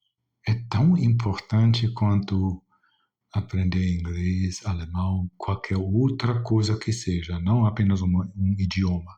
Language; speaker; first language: Portuguese; non-native, fluent; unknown